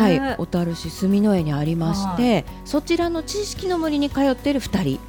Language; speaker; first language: Japanese; native; Japanese